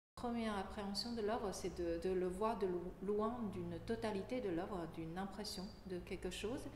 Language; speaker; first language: French; non-native, fluent; Chinese